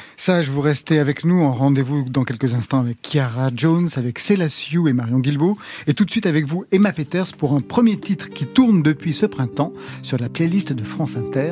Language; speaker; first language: French; native; French